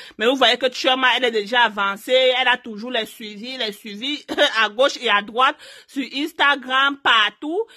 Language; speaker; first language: French; non-native, local second language; Haitian Creole